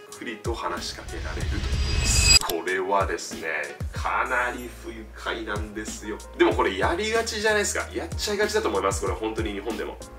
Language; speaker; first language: Japanese; native; Japanese